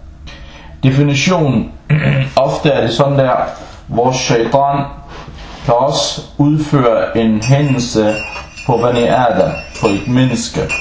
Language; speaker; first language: Danish; non-native, local second language; Arabic